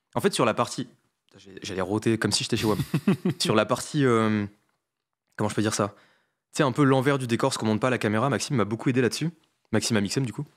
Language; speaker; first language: French; native; French